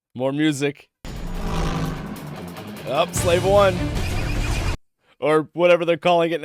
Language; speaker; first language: English; native; English